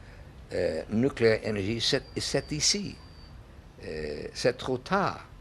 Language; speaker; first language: French; non-native, learner; English